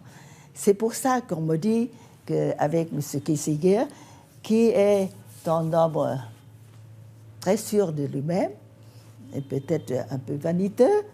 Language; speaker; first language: French; non-native, fluent; Vietnamese